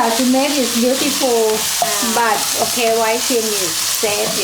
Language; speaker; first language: English; non-native, learner; Thai